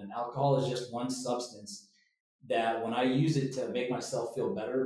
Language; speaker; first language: English; native; English